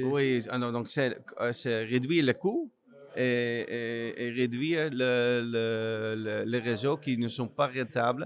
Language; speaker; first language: French; non-native, learner; Dutch